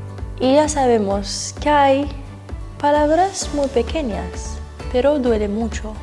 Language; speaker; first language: Spanish; non-native, learner; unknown